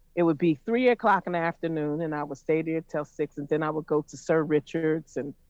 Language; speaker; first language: English; native; English